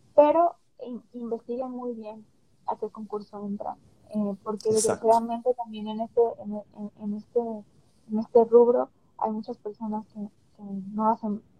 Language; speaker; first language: Spanish; native; Spanish